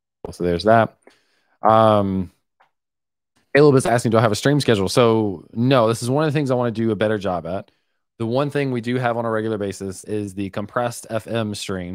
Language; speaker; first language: English; native; English